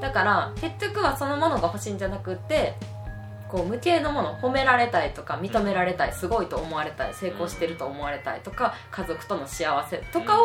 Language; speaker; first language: Japanese; native; Japanese